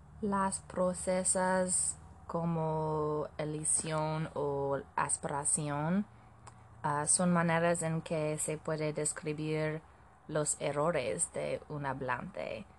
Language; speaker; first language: Spanish; non-native, learner; English